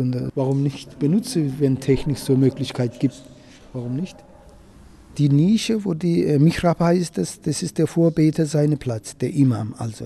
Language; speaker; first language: German; non-native, learner; Turkish